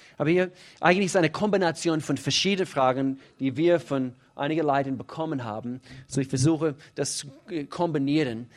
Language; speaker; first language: German; non-native, fluent; English